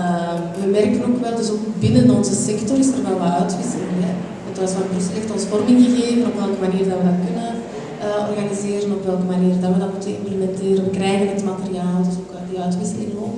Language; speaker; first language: Dutch; native; Dutch